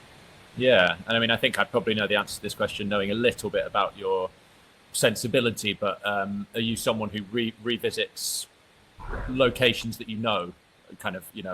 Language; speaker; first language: English; native; English